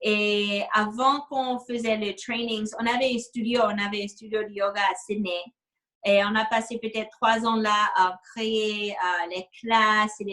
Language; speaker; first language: French; non-native, fluent; English